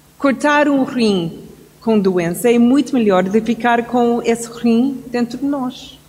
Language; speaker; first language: Portuguese; non-native, fluent; English